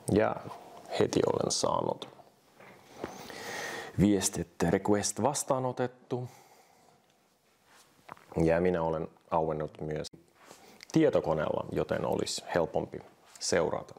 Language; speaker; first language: Finnish; non-native, fluent; Russian